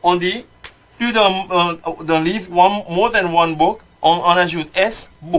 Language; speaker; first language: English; non-native, fluent; French